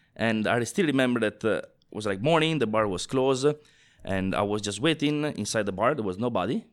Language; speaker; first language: English; non-native, fluent; Italian